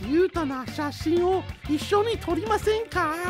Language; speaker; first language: Japanese; non-native, fluent; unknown